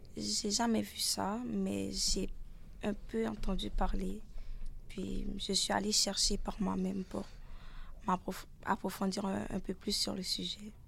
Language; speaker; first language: French; non-native, local second language; Haitian Creole